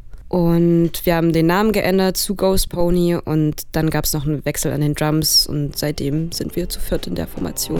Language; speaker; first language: German; native; German